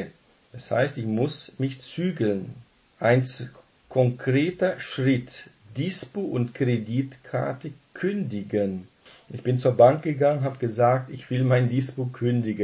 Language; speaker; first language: German; non-native, fluent; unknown